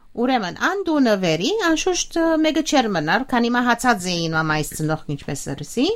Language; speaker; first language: Armenian; native; Armenian